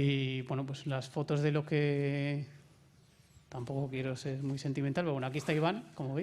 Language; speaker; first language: Spanish; native; Spanish